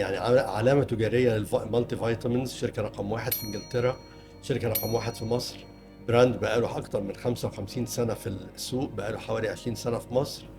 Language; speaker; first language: Arabic; native; Arabic